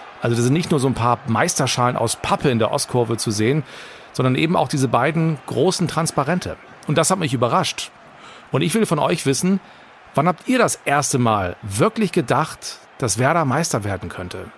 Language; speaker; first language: German; native; German